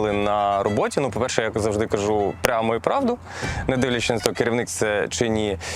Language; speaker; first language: Ukrainian; native; Ukrainian